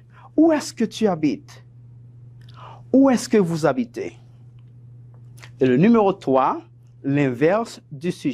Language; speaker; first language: French; non-native, fluent; Spanish